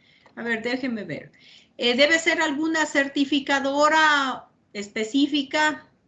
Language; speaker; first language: Spanish; native; Spanish